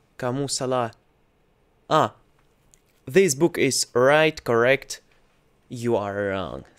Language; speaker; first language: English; non-native, learner; Russian